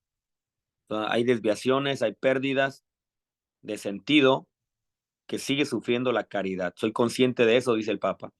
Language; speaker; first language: Spanish; native; Spanish